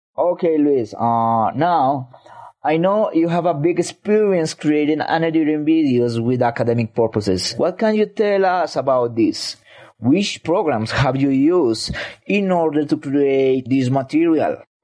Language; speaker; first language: English; non-native, fluent; Spanish